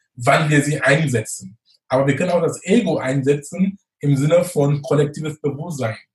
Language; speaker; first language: German; non-native, fluent; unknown